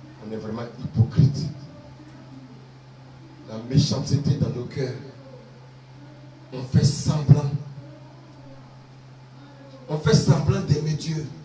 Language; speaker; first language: French; native; French